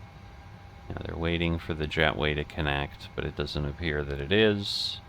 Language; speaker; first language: English; native; English